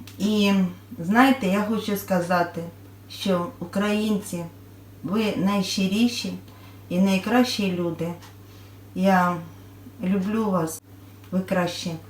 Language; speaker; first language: Ukrainian; native; Ukrainian